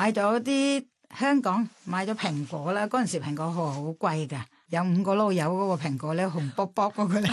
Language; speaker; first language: Cantonese; non-native, fluent; Thai